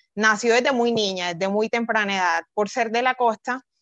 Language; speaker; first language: Spanish; native; Spanish